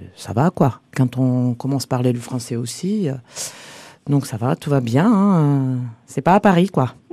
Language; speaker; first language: French; non-native, fluent; Bulgarian